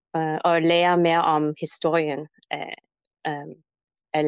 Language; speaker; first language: Danish; non-native, learner; English